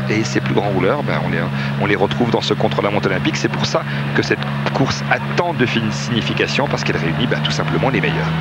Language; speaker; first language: French; native; French